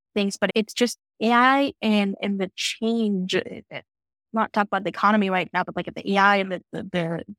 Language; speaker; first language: English; non-native, local second language; Gujarati